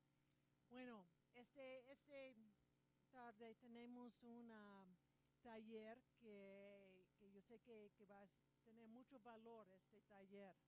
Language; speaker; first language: Spanish; non-native, learner; English